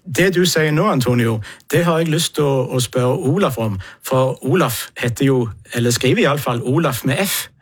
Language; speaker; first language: Norwegian; native; Norwegian